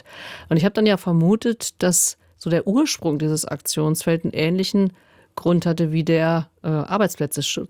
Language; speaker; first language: German; native; German